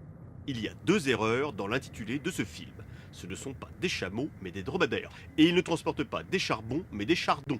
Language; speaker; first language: French; native; French